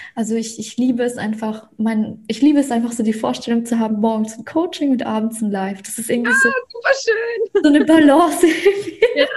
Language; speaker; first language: German; early bilingual, other home language; Russian